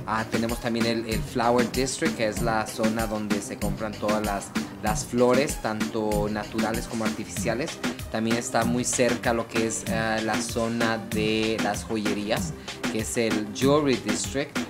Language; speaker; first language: Spanish; native; Spanish